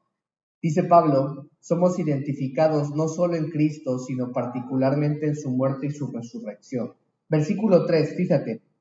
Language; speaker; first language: Spanish; native; Spanish